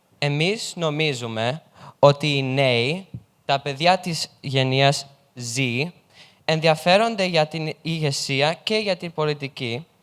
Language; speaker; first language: Greek; early bilingual, heritage; Greek